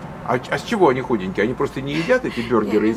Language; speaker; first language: Russian; native; Russian